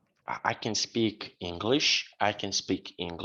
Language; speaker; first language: English; non-native, fluent; Serbian